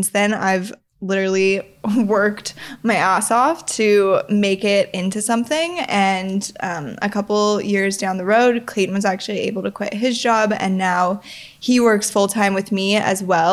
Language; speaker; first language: English; native; English